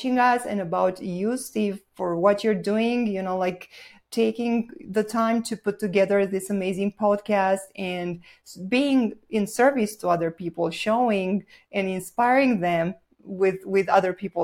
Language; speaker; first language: English; non-native, fluent; Romanian